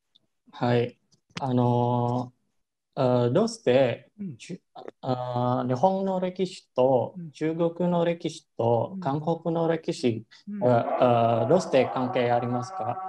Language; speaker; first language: Japanese; non-native, fluent; Indonesian